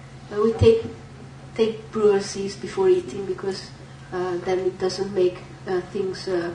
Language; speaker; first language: English; non-native, fluent; Hungarian